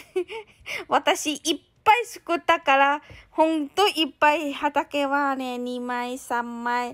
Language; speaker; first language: Japanese; non-native, learner; Thai